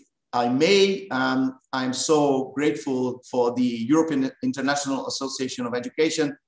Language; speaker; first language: English; non-native, fluent; Hungarian